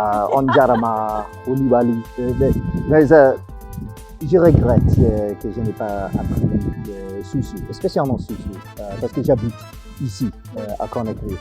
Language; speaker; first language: French; non-native, fluent; English